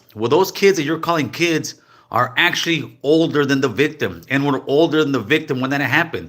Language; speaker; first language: English; native; English